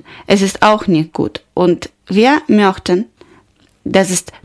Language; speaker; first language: German; non-native, learner; Ukrainian